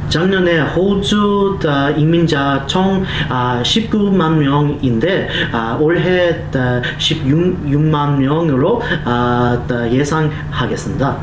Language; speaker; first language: Korean; non-native, learner; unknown